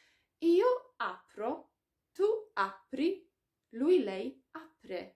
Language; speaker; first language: Italian; non-native, fluent; Polish